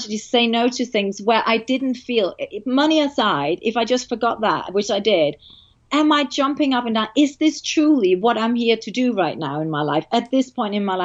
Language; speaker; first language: English; non-native, fluent; Danish